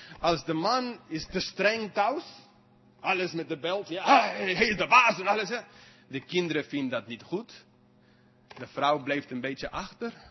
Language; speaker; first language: Dutch; non-native, fluent; English